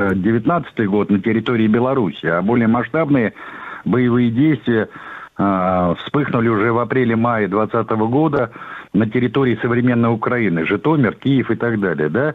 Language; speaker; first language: Russian; native; Russian